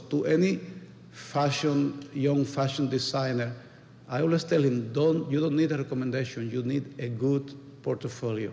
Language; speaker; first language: English; non-native, fluent; Spanish